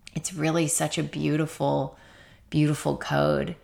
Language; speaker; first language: English; native; English